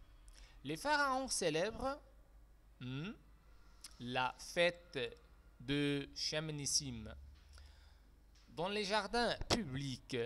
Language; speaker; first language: French; non-native, fluent; Arabic